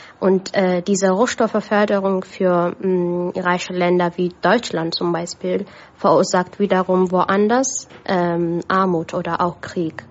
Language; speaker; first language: German; non-native, fluent; Amharic